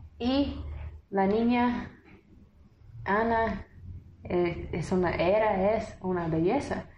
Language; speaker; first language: Spanish; non-native, fluent; English